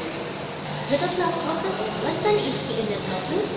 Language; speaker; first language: German; non-native, learner; Indonesian